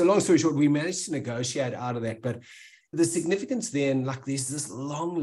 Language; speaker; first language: English; native; English